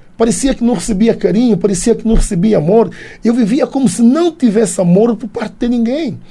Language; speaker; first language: Portuguese; native; Portuguese